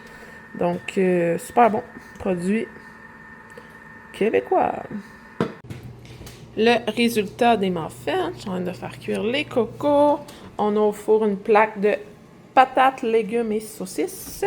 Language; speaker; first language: French; native; French